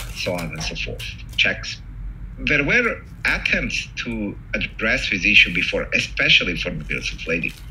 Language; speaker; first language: English; non-native, fluent; Italian